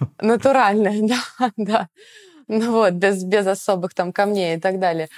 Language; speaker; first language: Russian; native; Russian